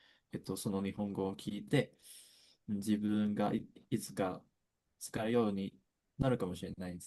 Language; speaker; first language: Japanese; non-native, fluent; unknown